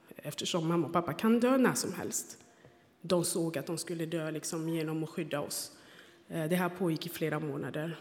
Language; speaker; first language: Swedish; non-native, fluent; Rundi